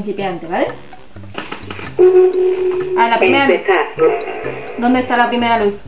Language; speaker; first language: Spanish; native; Spanish